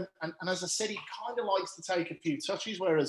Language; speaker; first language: English; native; English